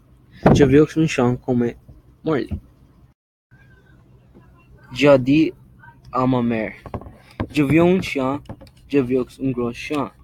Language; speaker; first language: French; non-native, learner; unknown